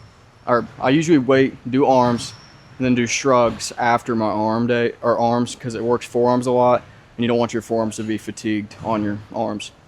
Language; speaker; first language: English; native; English